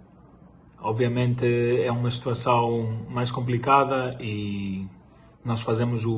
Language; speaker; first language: Portuguese; non-native, fluent; Greek